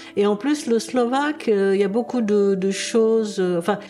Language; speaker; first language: French; early bilingual, other home language; Czech